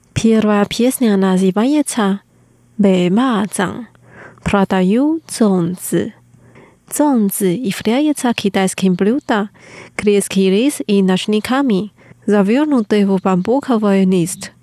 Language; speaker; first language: Russian; non-native, fluent; Chinese